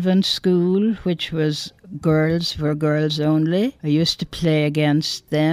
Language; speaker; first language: English; native; English